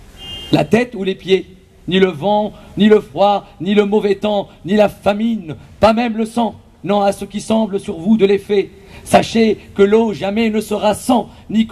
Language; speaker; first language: French; non-native, local second language; Arabic